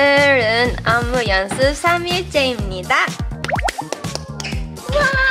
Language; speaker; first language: Korean; non-native, fluent; Japanese